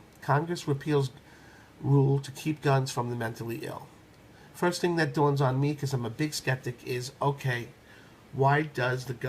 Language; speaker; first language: English; native; English